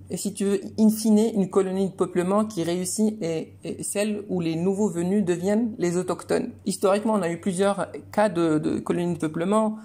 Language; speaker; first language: French; non-native, local second language; Arabic